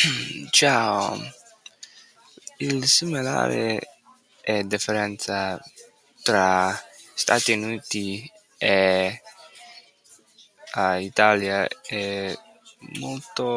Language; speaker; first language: Italian; non-native, learner; English